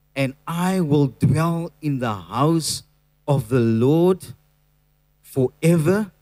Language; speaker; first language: English; non-native, local second language; Afrikaans